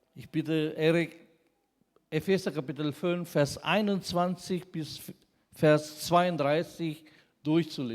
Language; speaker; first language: German; non-native, fluent; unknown